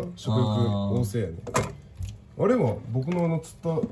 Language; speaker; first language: Japanese; native; Japanese